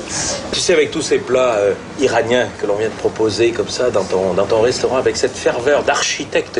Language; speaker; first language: French; native; French